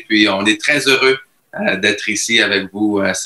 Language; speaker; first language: French; native; French